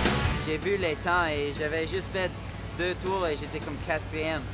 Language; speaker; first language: French; non-native, local second language; English